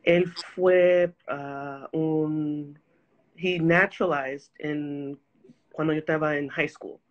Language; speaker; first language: Spanish; early bilingual, heritage; Spanish